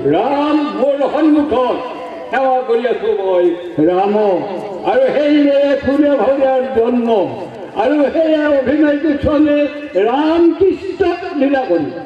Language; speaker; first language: Assamese; native; Assamese